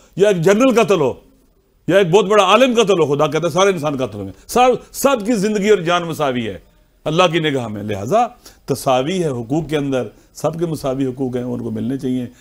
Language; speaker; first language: Urdu; non-native, local second language; Punjabi